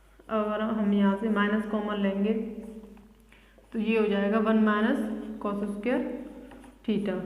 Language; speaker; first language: Hindi; native; Hindi